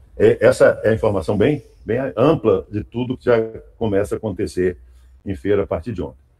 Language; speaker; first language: Portuguese; native; Portuguese